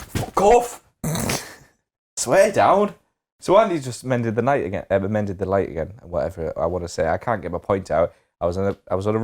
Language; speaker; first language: English; native; English